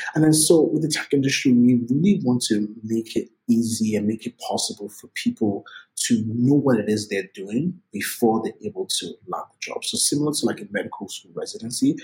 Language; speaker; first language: English; non-native, local second language; Yoruba